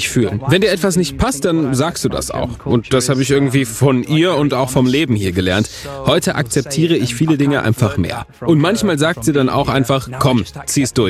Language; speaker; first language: German; non-native, fluent; English